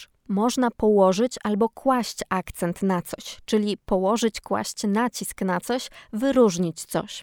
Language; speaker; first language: Polish; native; Polish